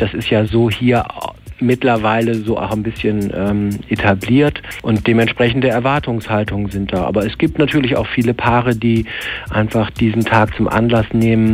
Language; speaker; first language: German; native; German